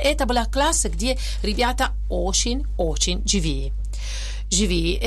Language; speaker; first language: Russian; non-native, fluent; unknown